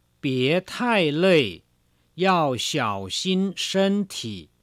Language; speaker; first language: Chinese; non-native, fluent; Thai